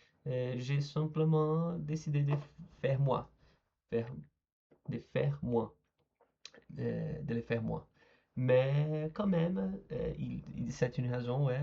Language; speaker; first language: French; non-native, learner; Portuguese